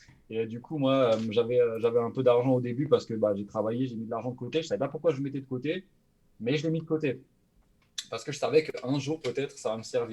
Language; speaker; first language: French; native; French